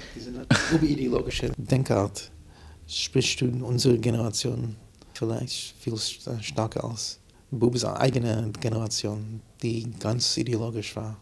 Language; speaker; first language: German; non-native, fluent; English